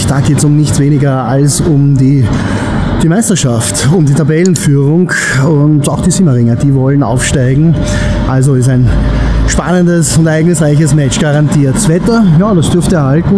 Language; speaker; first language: German; native; German